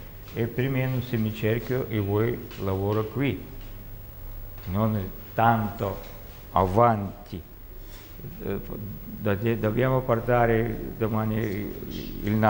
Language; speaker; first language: Italian; non-native, learner; Russian